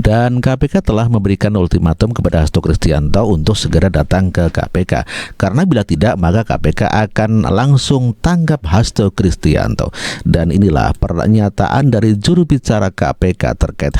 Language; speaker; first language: Indonesian; native; Indonesian